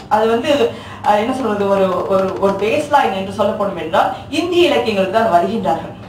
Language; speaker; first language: Tamil; early bilingual, heritage; Tamil